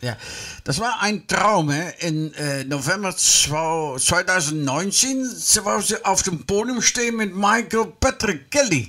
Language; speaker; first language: German; non-native, learner; Dutch